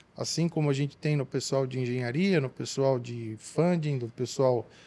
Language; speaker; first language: Portuguese; native; Portuguese